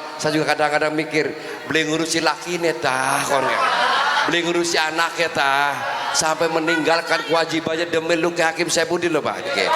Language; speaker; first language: Indonesian; native; Indonesian